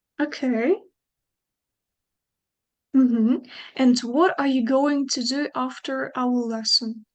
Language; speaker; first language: English; non-native, fluent; Ukrainian